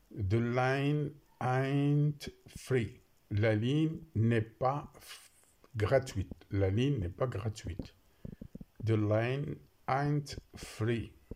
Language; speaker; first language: French; non-native, local second language; Arabic